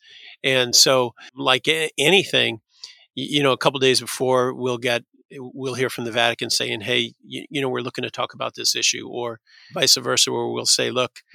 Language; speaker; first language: English; native; English